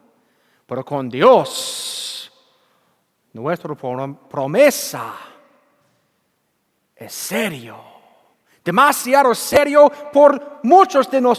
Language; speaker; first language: Spanish; non-native, learner; English